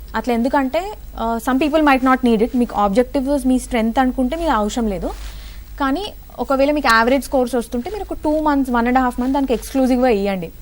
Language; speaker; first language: Telugu; native; Telugu